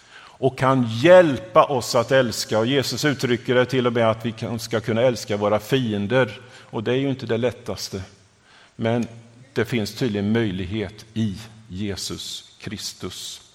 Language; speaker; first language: Swedish; native; Swedish